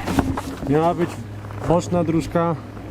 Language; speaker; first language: Polish; native; Polish